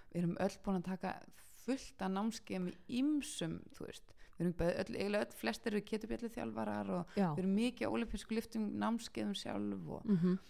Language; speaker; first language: Icelandic; early bilingual, heritage; Icelandic